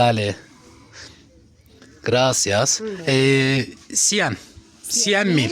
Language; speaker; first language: Spanish; non-native, learner; Turkish